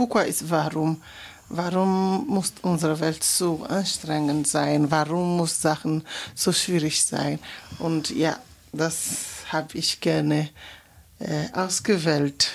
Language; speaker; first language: German; non-native, fluent; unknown